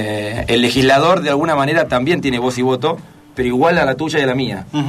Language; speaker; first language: Spanish; native; Spanish